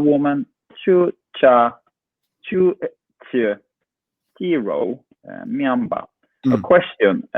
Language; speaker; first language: Chinese; non-native, learner; English